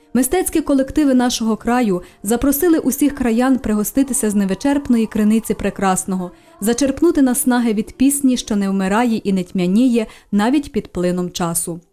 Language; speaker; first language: Ukrainian; native; Ukrainian